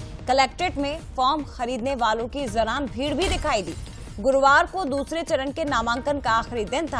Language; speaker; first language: Hindi; native; Hindi